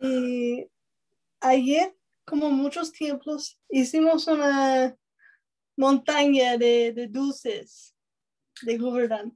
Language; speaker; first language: Spanish; non-native, learner; English